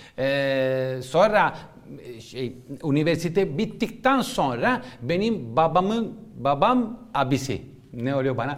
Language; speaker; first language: Turkish; non-native, learner; Italian